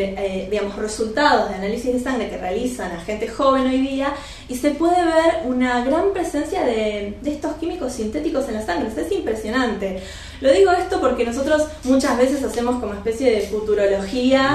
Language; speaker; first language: Spanish; native; Spanish